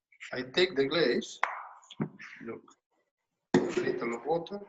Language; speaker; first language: English; non-native, learner; Spanish